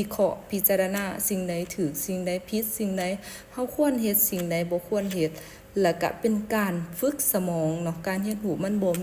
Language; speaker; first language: Thai; non-native, local second language; Lao